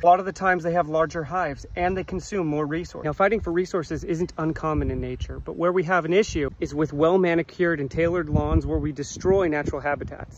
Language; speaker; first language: English; native; English